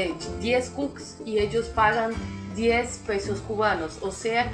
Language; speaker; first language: Spanish; non-native, fluent; Portuguese